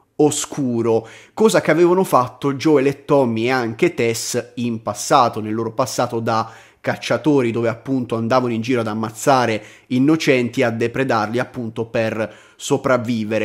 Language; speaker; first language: Italian; native; Italian